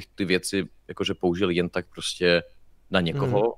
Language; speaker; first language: Czech; early bilingual, other home language; Russian